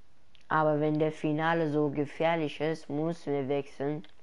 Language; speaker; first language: German; early bilingual, other home language; Persian